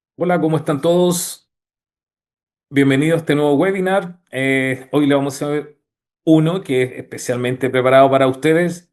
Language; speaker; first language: Spanish; native; Spanish